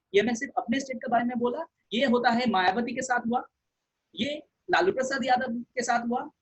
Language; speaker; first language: Hindi; non-native, local second language; Bangla